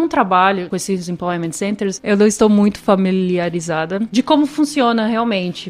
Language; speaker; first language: Portuguese; native; Portuguese